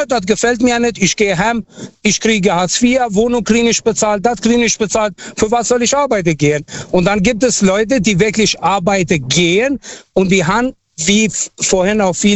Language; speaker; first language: German; non-native, fluent; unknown